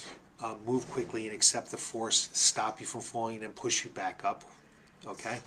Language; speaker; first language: English; native; English